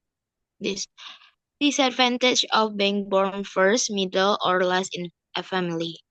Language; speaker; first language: English; non-native, learner; Indonesian